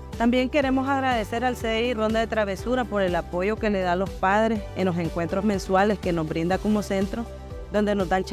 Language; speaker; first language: Spanish; native; Spanish